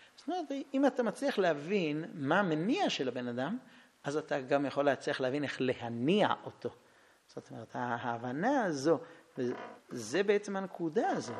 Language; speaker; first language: Hebrew; non-native, fluent; English